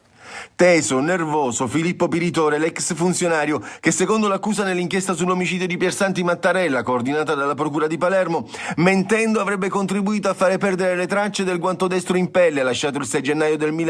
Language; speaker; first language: Italian; native; Italian